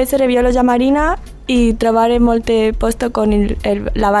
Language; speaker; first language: Italian; non-native, learner; Spanish